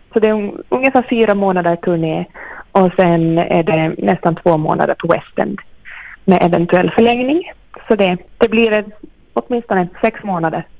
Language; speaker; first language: Swedish; native; Swedish